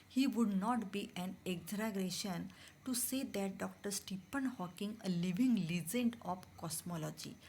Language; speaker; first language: English; non-native, local second language; Marathi